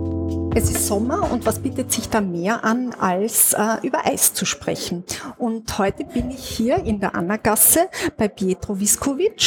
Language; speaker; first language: German; native; German